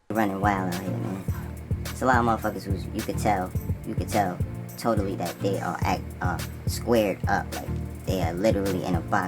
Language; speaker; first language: English; native; English